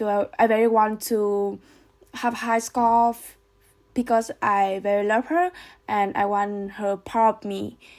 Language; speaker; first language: English; non-native, learner; Vietnamese